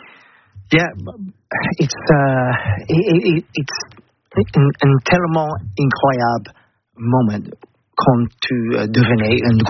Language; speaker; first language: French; non-native, learner; English